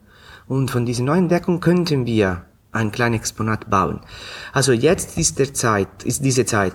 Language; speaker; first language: German; non-native, fluent; Italian